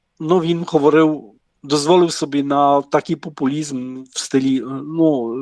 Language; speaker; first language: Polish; non-native, learner; Ukrainian